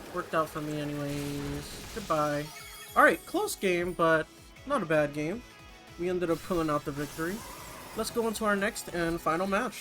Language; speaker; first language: English; native; English